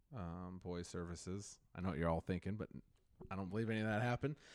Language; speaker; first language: English; native; English